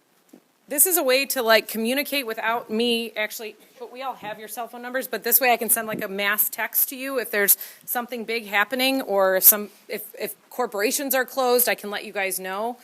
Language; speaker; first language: English; native; English